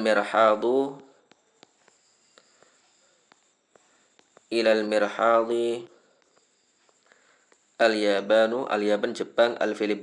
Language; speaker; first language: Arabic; non-native, fluent; Indonesian